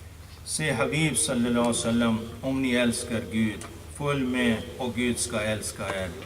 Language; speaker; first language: Swedish; non-native, fluent; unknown